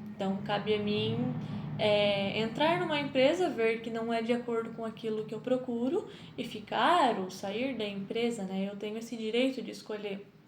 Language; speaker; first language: Portuguese; native; Portuguese